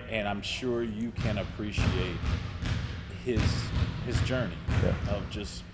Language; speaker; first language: English; native; English